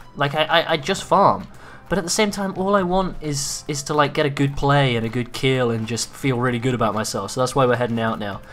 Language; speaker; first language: English; native; English